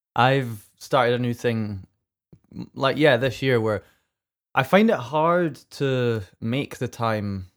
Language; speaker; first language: English; native; English